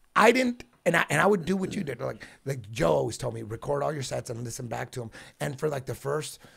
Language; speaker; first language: English; native; English